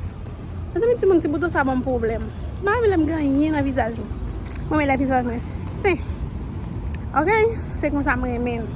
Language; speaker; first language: French; non-native, learner; Haitian Creole